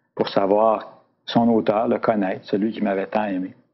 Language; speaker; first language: French; native; French